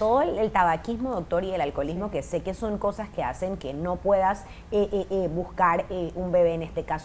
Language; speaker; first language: Spanish; native; Spanish